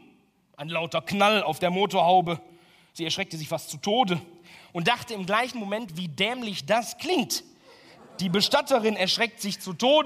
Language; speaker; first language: German; native; German